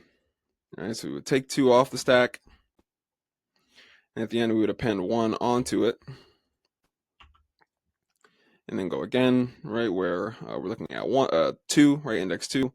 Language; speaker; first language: English; native; English